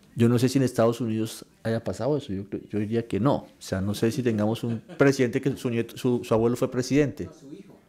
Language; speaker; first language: Spanish; native; Spanish